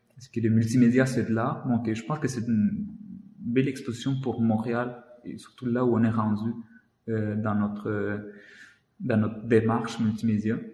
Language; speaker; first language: French; non-native, fluent; Spanish